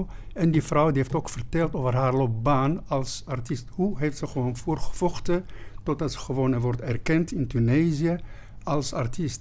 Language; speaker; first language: Dutch; non-native, fluent; Arabic